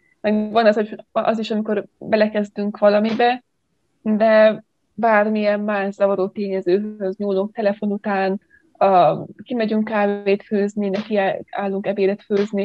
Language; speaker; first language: Hungarian; native; Hungarian